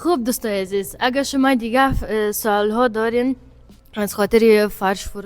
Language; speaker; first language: Persian; early bilingual, heritage; Persian